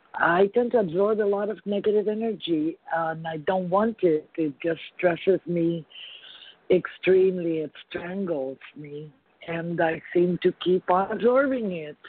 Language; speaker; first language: English; non-native, fluent; Spanish